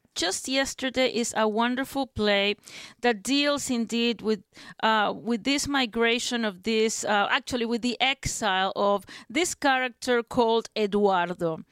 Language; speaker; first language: English; non-native, fluent; Spanish